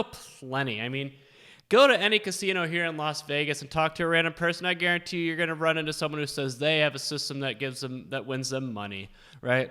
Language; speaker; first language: English; native; English